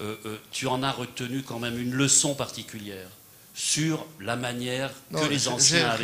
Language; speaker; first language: French; native; French